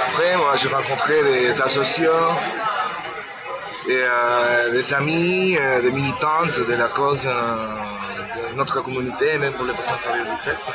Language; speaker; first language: French; non-native, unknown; Spanish